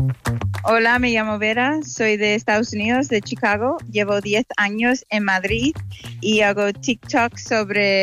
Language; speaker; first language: Spanish; non-native, fluent; English